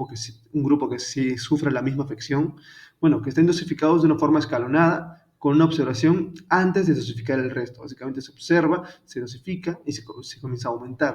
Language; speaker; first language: Spanish; native; Spanish